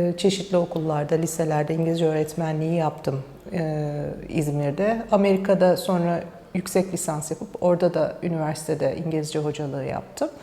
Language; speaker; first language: Turkish; early bilingual, heritage; Turkish